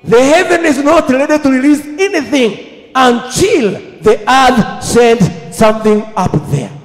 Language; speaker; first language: English; non-native, local second language; Swahili